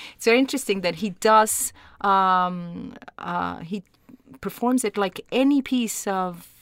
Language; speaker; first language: English; non-native, fluent; Portuguese